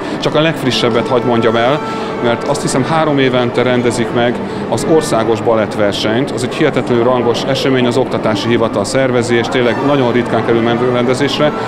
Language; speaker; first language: Hungarian; native; Hungarian